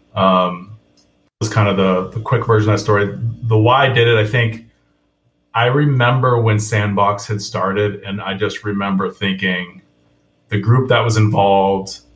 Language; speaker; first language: English; native; English